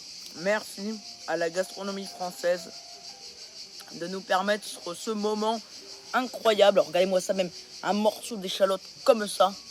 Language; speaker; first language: French; native; French